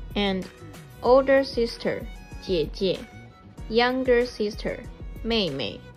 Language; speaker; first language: English; non-native, fluent; Chinese